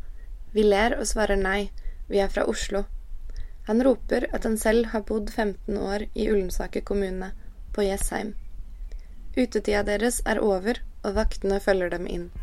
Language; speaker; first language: Norwegian; native; Norwegian